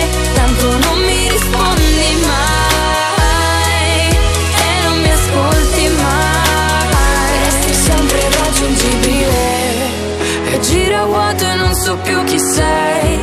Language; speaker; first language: Italian; native; Italian